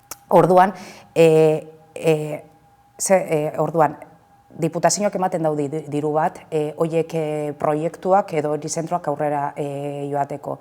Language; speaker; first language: Basque; native; Basque